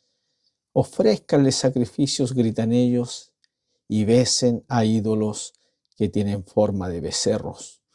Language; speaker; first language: Spanish; native; Spanish